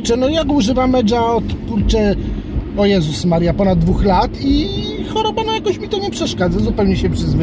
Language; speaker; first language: Polish; native; Polish